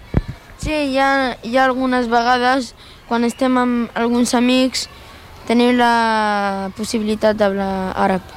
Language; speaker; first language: Catalan; early bilingual, other home language; Arabic